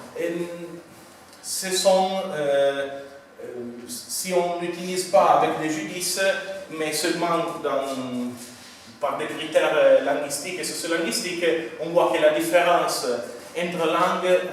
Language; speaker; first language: French; non-native, fluent; Italian